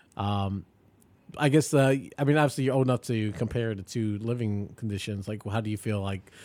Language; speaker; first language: English; native; English